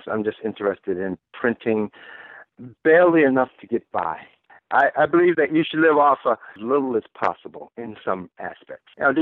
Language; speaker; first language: English; native; English